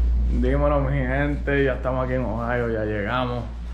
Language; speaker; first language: Spanish; native; Spanish